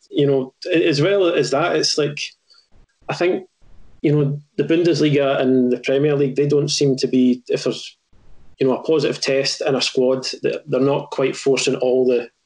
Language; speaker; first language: English; native; English